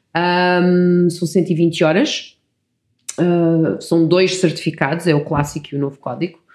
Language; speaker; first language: Portuguese; early bilingual, other home language; English